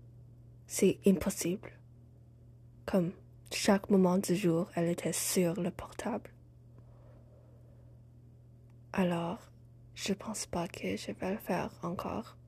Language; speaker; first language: French; non-native, learner; English